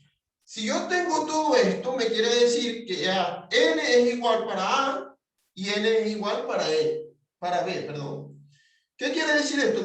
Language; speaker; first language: Spanish; native; Spanish